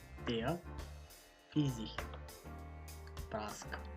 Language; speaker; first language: German; non-native, fluent; Macedonian